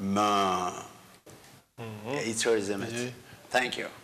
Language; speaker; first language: English; non-native, learner; Malagasy